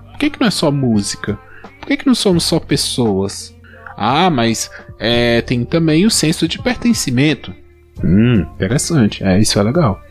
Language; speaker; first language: Portuguese; native; Portuguese